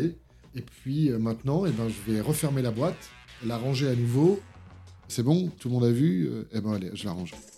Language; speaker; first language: French; native; French